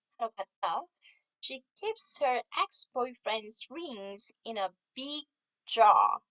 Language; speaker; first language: English; non-native, fluent; Korean